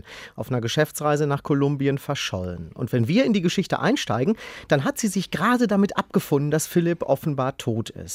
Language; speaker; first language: German; native; German